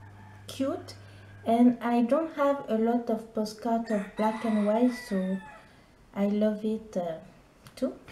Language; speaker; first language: English; non-native, learner; French